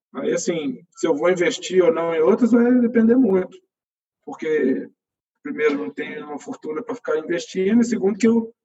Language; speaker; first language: Portuguese; native; Portuguese